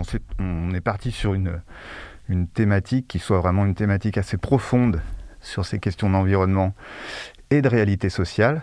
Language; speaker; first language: French; native; French